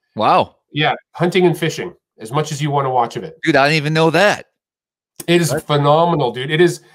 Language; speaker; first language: English; native; English